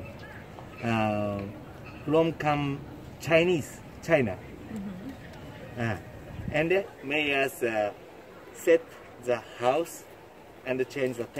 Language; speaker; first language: English; non-native, learner; Japanese